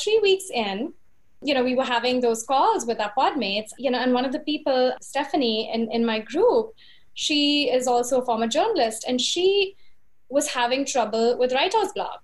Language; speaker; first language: English; non-native, local second language; Hindi